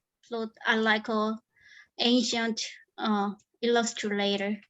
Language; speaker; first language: English; non-native, fluent; Korean